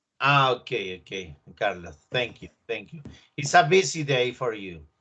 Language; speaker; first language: English; non-native, learner; Spanish